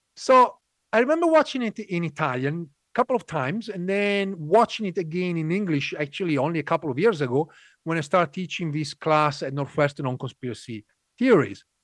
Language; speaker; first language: English; non-native, fluent; Italian